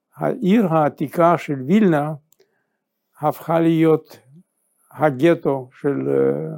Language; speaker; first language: Hebrew; non-native, fluent; Yiddish